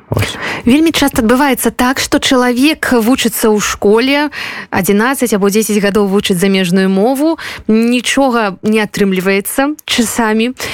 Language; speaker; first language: Belarusian; native; Belarusian